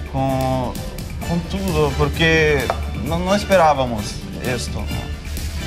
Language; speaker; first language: Spanish; non-native, local second language; Portuguese